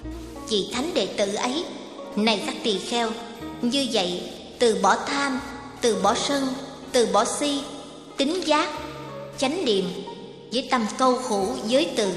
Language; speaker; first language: Vietnamese; native; Vietnamese